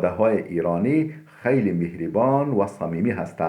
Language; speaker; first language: Persian; non-native, fluent; Turkish